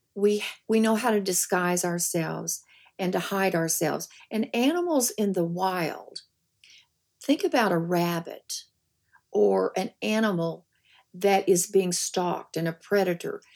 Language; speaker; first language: English; native; English